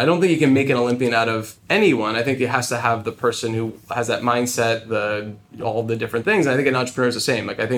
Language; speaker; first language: English; native; English